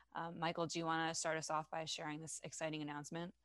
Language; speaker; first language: English; non-native, fluent; French